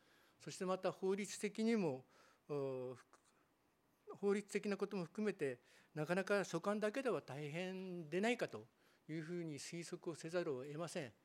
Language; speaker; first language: Japanese; native; Japanese